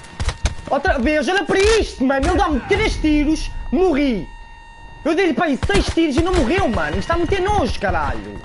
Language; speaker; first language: Portuguese; native; Portuguese